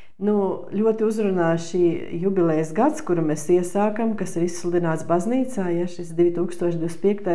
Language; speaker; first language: Latvian; native; Latvian